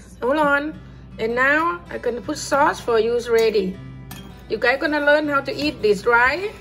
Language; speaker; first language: English; non-native, learner; Thai